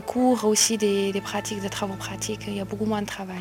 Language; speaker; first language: French; non-native, fluent; Chinese